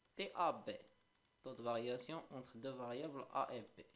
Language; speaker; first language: French; non-native, local second language; Arabic